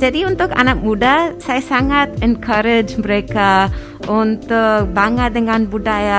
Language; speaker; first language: Indonesian; non-native, fluent; English